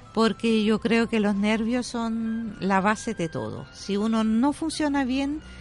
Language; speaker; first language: Spanish; non-native, fluent; German